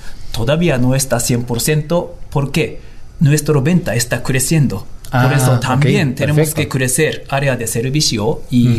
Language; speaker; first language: Spanish; non-native, learner; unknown